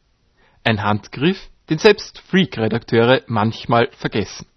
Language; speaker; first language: German; native; German